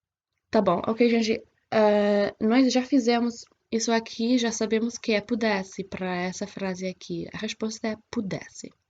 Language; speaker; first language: Portuguese; non-native, fluent; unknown